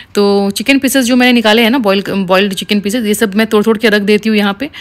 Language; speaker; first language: Hindi; native; Hindi